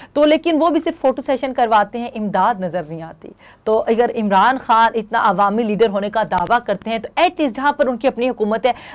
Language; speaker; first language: Urdu; native; Urdu